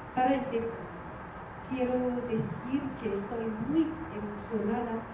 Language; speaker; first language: Spanish; non-native, learner; French